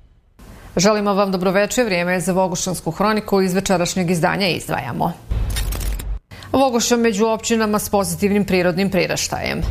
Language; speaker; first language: Serbian; native; Serbian